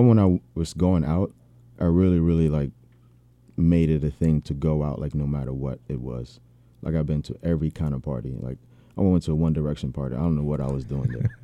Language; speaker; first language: English; native; English